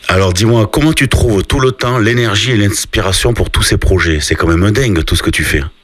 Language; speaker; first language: French; native; French